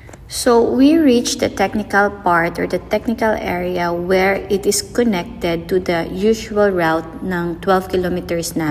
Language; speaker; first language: English; non-native, local second language; Filipino